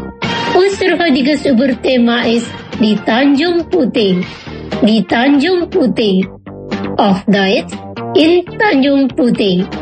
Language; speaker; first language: German; non-native, learner; Indonesian